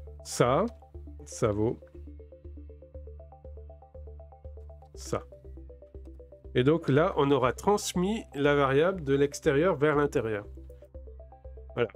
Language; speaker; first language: French; native; French